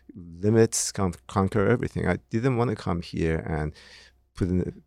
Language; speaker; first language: English; non-native, fluent; Persian